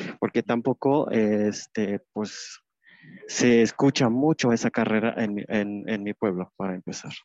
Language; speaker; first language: Spanish; non-native, local second language; Tzeltal